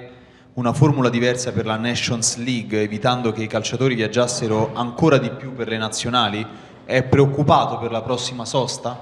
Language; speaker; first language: Italian; native; Italian